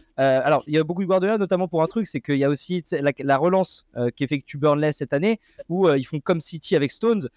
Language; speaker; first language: French; native; French